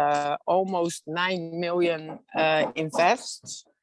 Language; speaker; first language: English; non-native, learner; Dutch